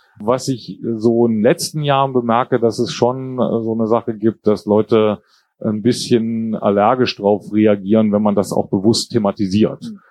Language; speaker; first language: German; native; German